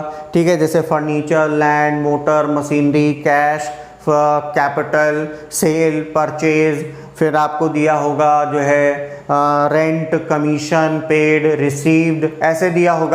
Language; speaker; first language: Hindi; native; Hindi